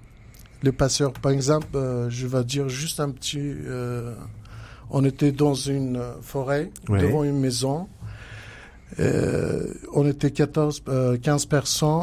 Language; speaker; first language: French; non-native, learner; Kurdish